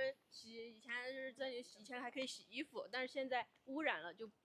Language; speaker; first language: Chinese; native; Chinese